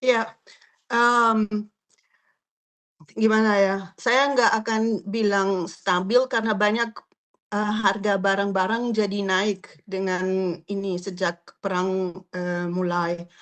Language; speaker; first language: Indonesian; non-native, fluent; French